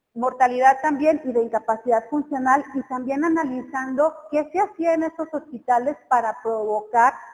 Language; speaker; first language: Spanish; native; Spanish